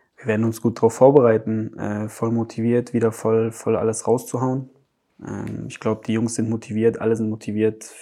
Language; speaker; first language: German; early bilingual, other home language; Polish